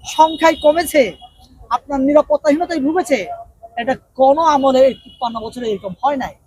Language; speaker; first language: Bangla; non-native, local second language; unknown